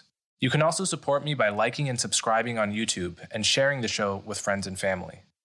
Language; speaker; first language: English; native; English